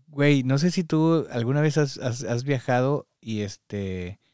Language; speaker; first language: Spanish; native; Spanish